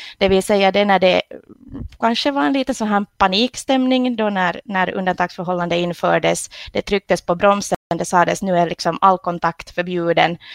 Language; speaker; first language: Swedish; native; Swedish